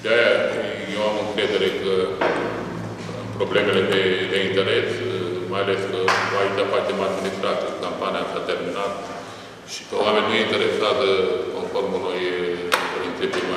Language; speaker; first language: Romanian; native; Romanian